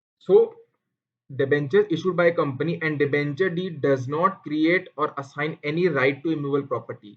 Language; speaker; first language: English; non-native, local second language; Hindi